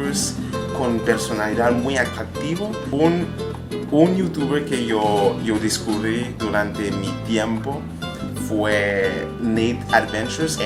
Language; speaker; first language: Spanish; non-native, learner; French